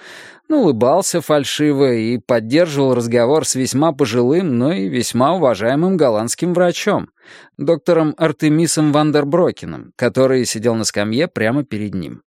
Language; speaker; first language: Russian; native; Russian